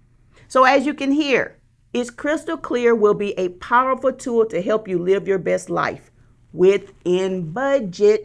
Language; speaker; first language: English; native; English